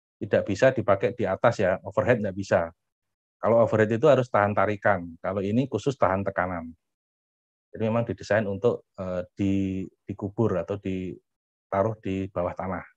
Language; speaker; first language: Indonesian; native; Indonesian